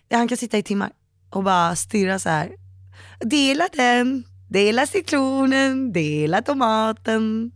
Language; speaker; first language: Swedish; native; Swedish